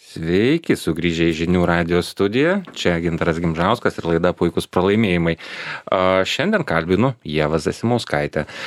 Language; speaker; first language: Lithuanian; native; Lithuanian